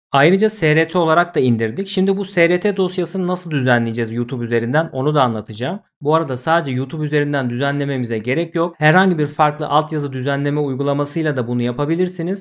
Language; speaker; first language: Turkish; native; Turkish